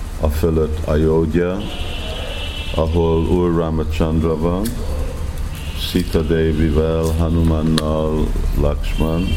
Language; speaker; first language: Hungarian; early bilingual, heritage; Hungarian